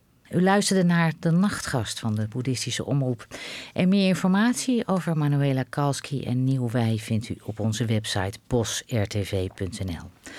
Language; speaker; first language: Dutch; native; Dutch